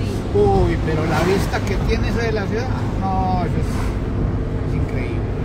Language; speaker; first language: Spanish; native; Spanish